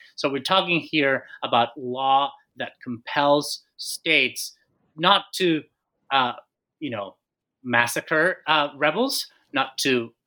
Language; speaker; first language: English; non-native, fluent; Spanish